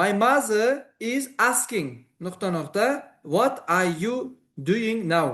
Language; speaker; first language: English; non-native, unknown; Uzbek